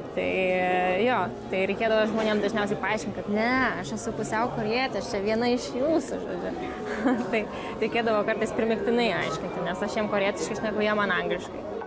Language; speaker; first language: Lithuanian; native; Lithuanian